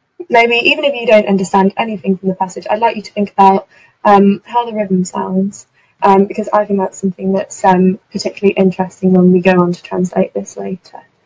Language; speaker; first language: English; native; English